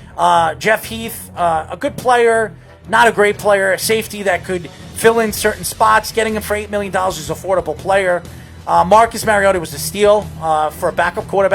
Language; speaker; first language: English; native; English